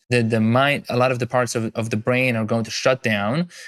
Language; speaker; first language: English; non-native, fluent; Hebrew